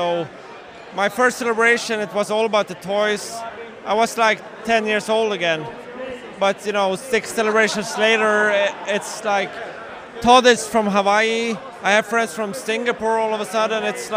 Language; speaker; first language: English; non-native, fluent; Swedish